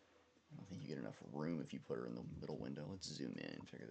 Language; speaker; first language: English; native; English